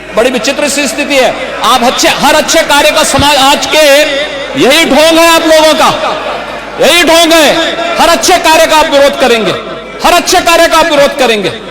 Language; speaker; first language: Hindi; native; Hindi